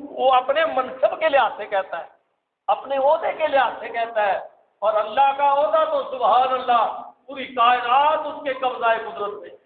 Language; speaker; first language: Urdu; non-native, local second language; Punjabi